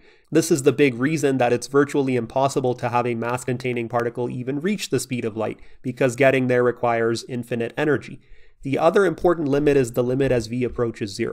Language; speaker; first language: English; native; English